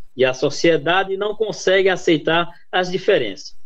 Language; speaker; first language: Portuguese; native; Portuguese